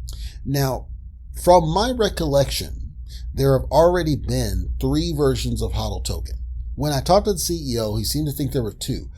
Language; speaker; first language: English; native; English